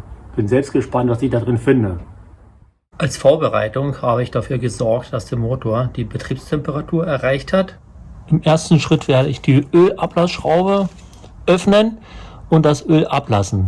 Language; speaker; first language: German; native; German